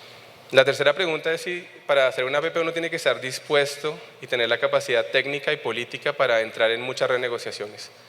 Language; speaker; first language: Spanish; native; Spanish